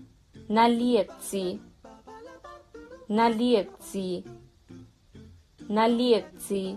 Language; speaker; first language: Russian; non-native, fluent; Kazakh